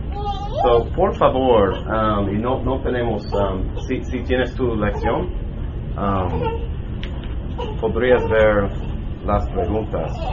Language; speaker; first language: Spanish; non-native, learner; English